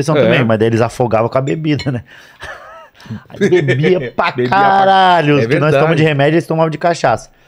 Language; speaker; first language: Portuguese; native; Portuguese